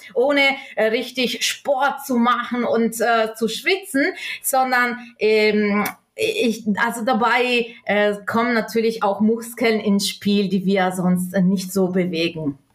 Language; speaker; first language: German; non-native, local second language; Italian